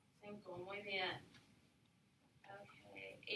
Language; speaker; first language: Spanish; non-native, fluent; English